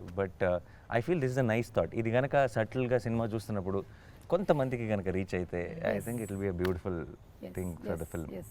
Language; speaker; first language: Telugu; native; Telugu